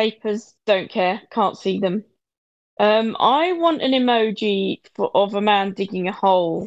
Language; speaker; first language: English; native; English